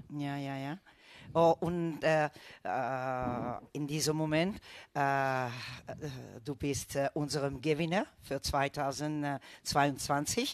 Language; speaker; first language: German; non-native, learner; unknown